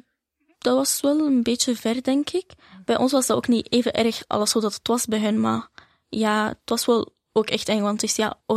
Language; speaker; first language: Dutch; early bilingual, other home language; Arabic